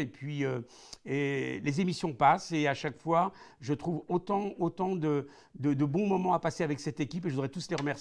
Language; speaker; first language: French; native; French